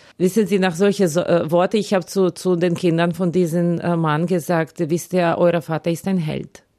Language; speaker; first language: German; non-native, fluent; Ukrainian